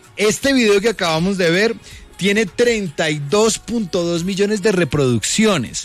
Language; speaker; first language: Spanish; native; Spanish